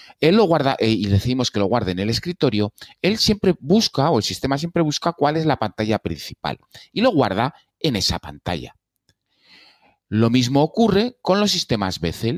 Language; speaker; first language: Spanish; native; Spanish